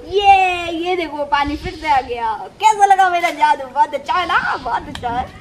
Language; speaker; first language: Hindi; non-native, local second language; Bangla